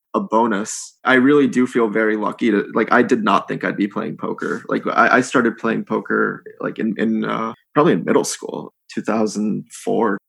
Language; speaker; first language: English; native; English